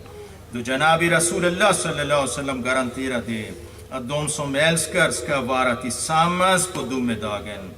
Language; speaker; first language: Swedish; non-native, fluent; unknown